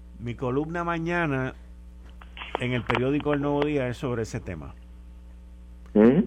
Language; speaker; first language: Spanish; native; Spanish